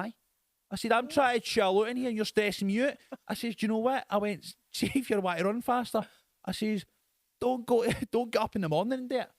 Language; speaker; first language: English; native; English